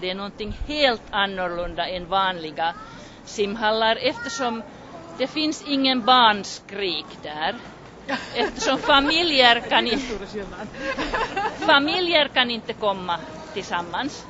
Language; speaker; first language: Swedish; non-native, local second language; Finnish